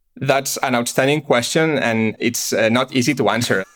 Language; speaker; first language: English; non-native, fluent; Catalan